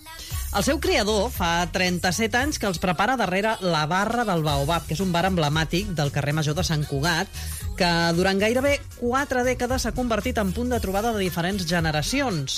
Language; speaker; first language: Catalan; native; Catalan